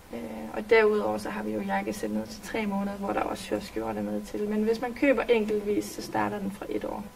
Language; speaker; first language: Danish; native; Danish